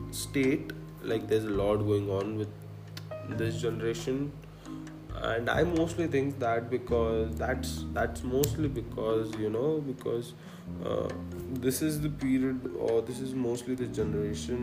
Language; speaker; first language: English; non-native, local second language; Hindi